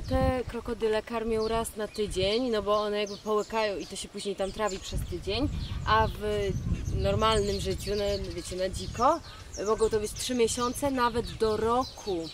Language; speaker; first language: Polish; native; Polish